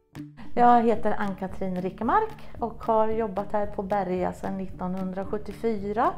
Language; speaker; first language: Swedish; native; Swedish